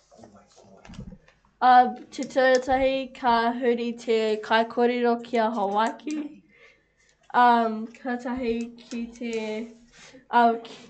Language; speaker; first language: Māori; non-native, local second language; English